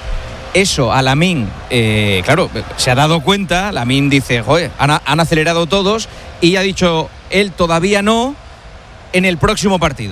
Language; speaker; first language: Spanish; native; Spanish